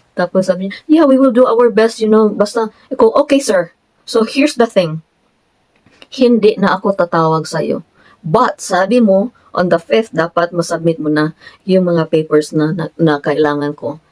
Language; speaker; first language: Filipino; non-native, local second language; Cebuano